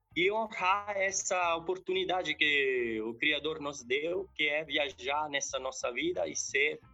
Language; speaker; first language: Portuguese; non-native, fluent; Italian